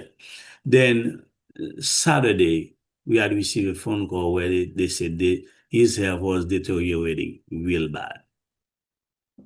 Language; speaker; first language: English; non-native, fluent; Haitian Creole